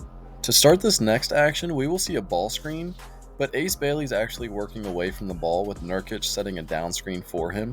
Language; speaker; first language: English; native; English